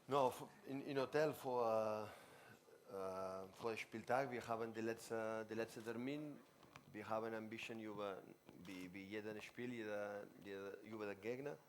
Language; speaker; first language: German; non-native, learner; Spanish